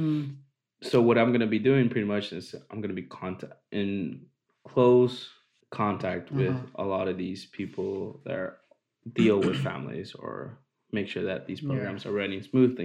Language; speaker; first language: English; native; English